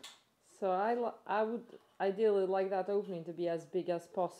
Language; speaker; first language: English; native; English